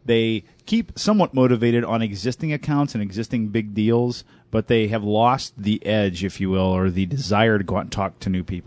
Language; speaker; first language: English; native; English